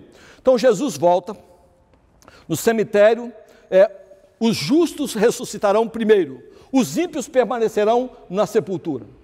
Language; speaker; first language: Portuguese; native; Portuguese